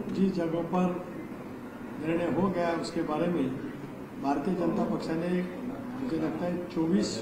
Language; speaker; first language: Hindi; non-native, local second language; Marathi